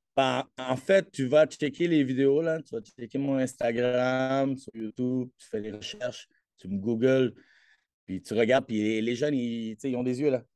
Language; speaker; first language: French; non-native, fluent; Spanish